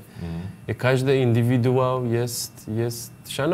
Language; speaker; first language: Polish; non-native, learner; Persian